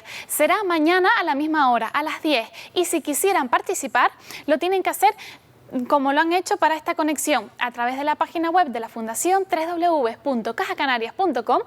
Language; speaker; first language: Spanish; native; Spanish